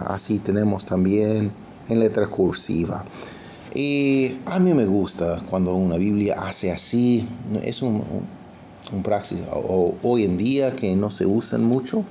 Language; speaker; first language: Spanish; non-native, fluent; English